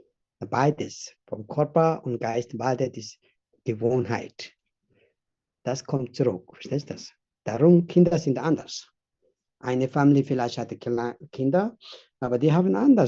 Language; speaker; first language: German; non-native, fluent; Tibetan